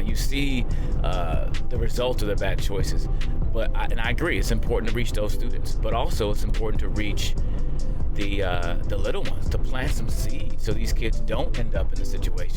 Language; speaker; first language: English; native; English